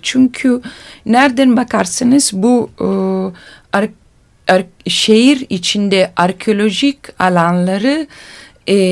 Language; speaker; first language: Turkish; non-native, learner; Italian